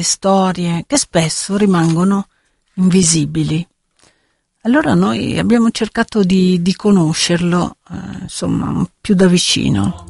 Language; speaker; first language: Italian; native; Italian